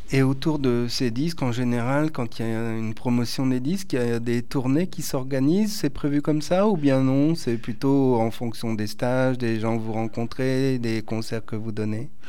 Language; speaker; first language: French; native; French